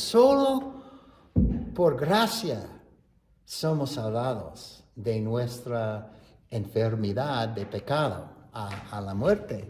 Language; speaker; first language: Spanish; non-native, fluent; English